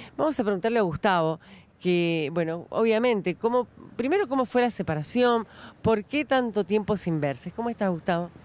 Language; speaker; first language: Spanish; native; Spanish